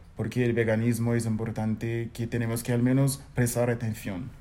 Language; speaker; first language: Spanish; non-native, fluent; English